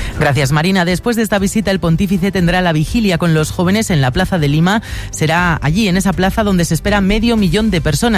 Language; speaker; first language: Spanish; native; Spanish